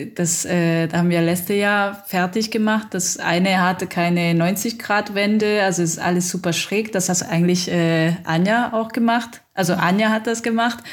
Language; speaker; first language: German; non-native, fluent; Italian